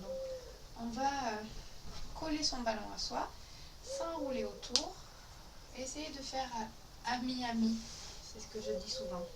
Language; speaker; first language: French; native; French